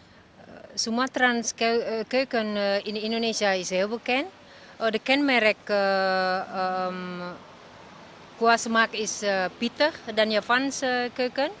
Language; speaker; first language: Dutch; non-native, learner; Indonesian